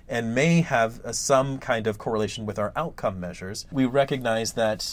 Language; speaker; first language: English; native; English